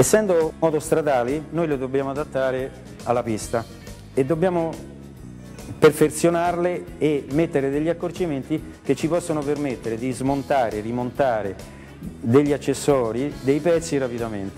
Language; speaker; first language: Italian; native; Italian